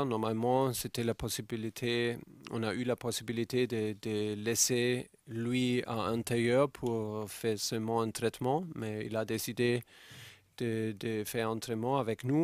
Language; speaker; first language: French; non-native, fluent; German